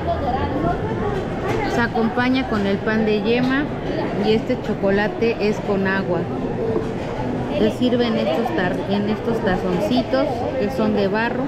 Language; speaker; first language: Spanish; native; Spanish